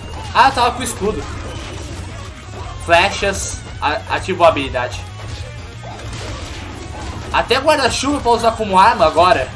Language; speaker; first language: Portuguese; native; Portuguese